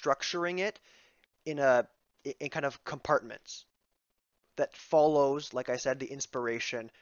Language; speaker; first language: English; native; English